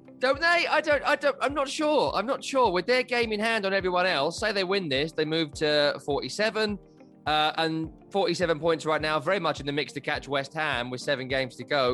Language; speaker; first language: English; native; English